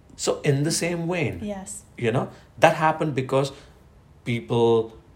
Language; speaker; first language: English; non-native, local second language; Gujarati